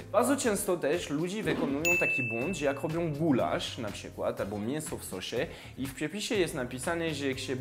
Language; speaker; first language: Polish; non-native, fluent; French